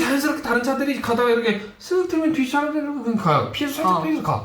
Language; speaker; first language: Korean; native; Korean